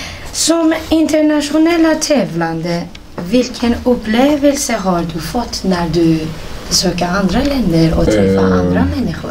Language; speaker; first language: Swedish; non-native, fluent; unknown